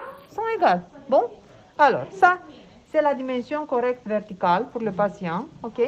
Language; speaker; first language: French; non-native, fluent; Romanian